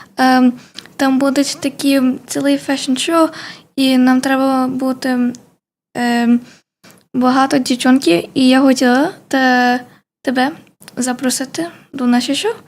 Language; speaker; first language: Ukrainian; early bilingual, heritage; Ukrainian